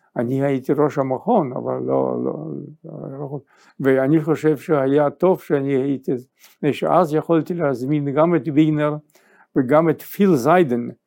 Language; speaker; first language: Hebrew; non-native, fluent; Yiddish